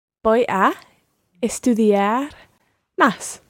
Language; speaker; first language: Spanish; non-native, learner; English